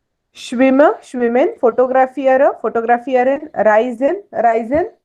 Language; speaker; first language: German; non-native, fluent; Hindi